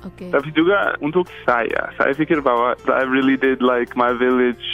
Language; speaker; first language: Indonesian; non-native, fluent; English